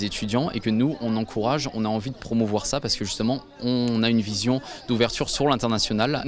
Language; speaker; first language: French; native; French